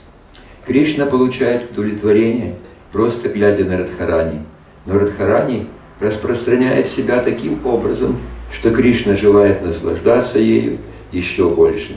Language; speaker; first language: Russian; native; Russian